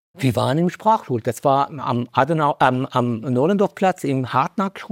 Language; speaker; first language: German; non-native, fluent; Persian